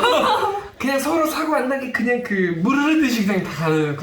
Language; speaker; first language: Korean; native; Korean